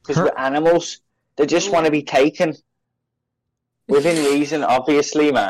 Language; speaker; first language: English; native; English